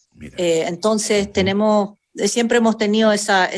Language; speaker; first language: Spanish; native; Spanish